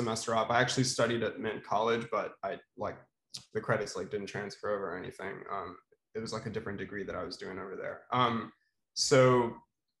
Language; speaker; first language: English; non-native, local second language; Filipino